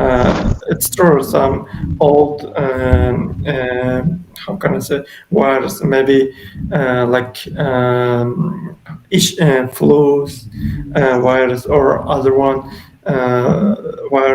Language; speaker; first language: English; non-native, learner; Uzbek